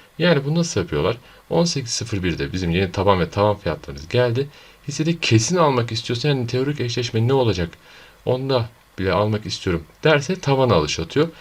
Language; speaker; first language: Turkish; native; Turkish